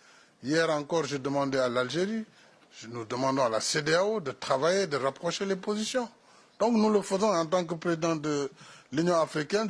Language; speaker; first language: French; non-native, local second language; Wolof